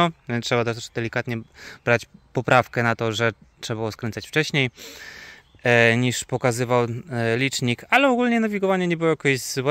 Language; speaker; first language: Polish; native; Polish